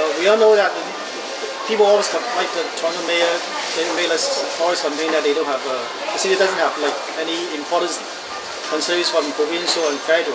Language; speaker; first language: English; non-native, fluent; Chinese